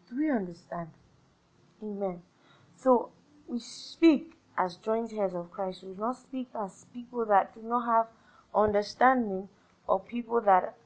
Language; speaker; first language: English; non-native, local second language; Yoruba